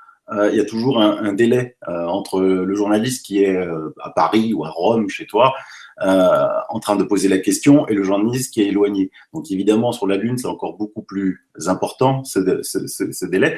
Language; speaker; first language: French; native; French